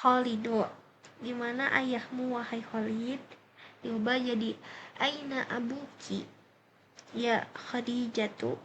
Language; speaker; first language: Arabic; non-native, learner; Indonesian